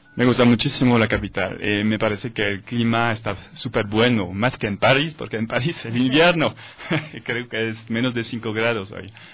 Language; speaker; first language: Spanish; non-native, fluent; French